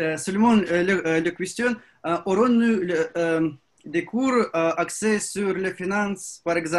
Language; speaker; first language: French; non-native, learner; Russian